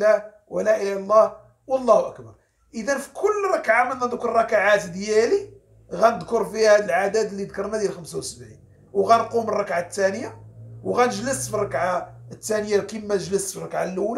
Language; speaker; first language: Arabic; native; Arabic